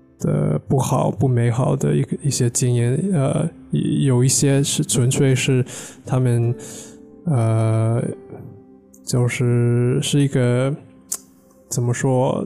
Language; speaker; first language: Chinese; non-native, fluent; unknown